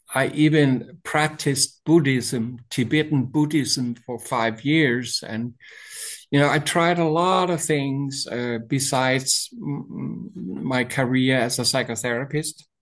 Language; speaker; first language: English; non-native, fluent; Danish